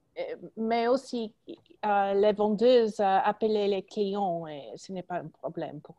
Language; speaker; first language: French; non-native, learner; English